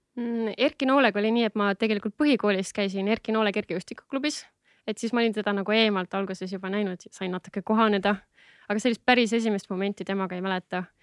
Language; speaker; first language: Estonian; native; Estonian